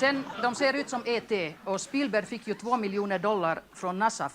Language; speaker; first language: Swedish; non-native, local second language; Finnish